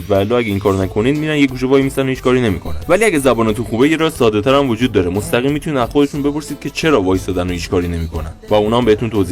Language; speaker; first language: Persian; native; Persian